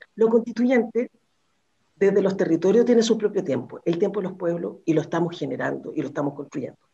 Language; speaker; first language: Spanish; native; Spanish